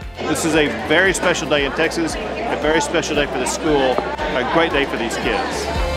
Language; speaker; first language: English; native; English